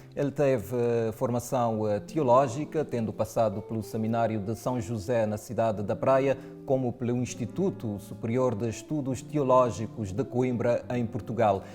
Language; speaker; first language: Portuguese; non-native, local second language; Kabuverdianu